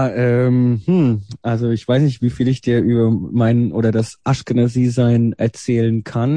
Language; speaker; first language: German; early bilingual, other home language; Hebrew